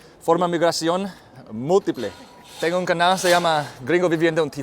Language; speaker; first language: Spanish; non-native, learner; English